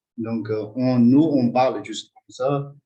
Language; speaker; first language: French; non-native, fluent; Tibetan